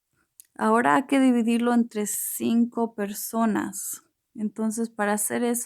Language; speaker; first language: Spanish; early bilingual, heritage; Spanish